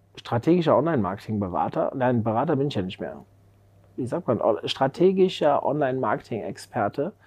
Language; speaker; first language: German; native; German